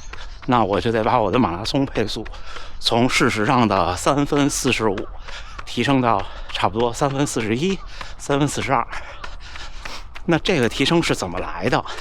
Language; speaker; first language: Chinese; native; Chinese